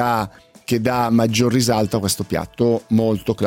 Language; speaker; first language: Italian; native; Italian